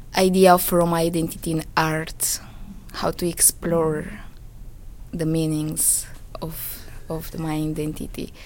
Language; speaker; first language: English; non-native, fluent; Romanian